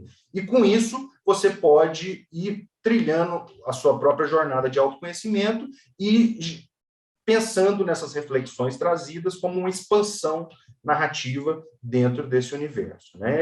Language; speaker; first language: Portuguese; native; Portuguese